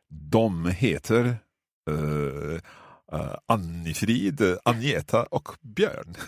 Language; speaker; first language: Swedish; non-native, learner; English